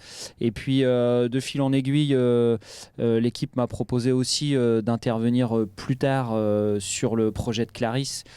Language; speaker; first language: French; native; French